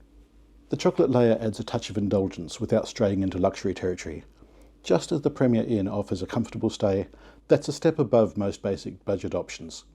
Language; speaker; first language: English; native; English